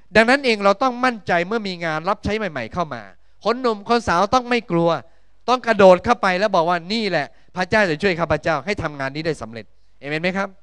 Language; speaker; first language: Thai; native; Thai